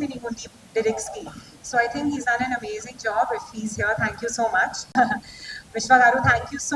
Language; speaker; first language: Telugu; non-native, local second language; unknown